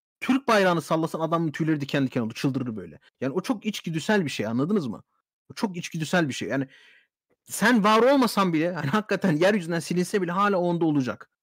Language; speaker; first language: Turkish; early bilingual, heritage; Turkish